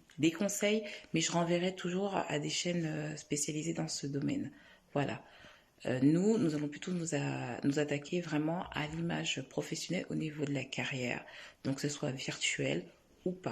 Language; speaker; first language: French; native; French